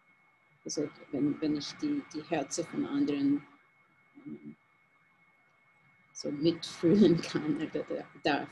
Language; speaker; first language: German; non-native, fluent; English